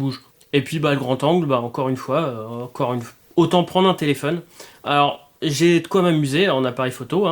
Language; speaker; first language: French; native; French